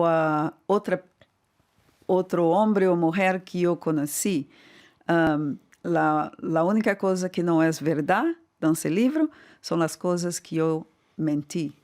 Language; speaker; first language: Spanish; non-native, fluent; Portuguese